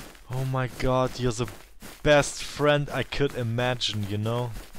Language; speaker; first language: English; non-native, learner; German